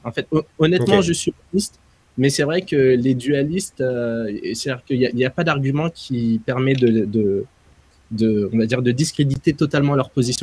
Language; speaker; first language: French; native; French